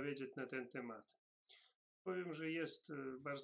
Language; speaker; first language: Polish; non-native, learner; Russian